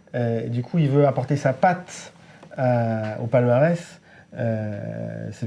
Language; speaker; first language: French; native; French